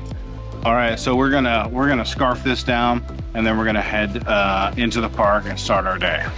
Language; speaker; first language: English; native; English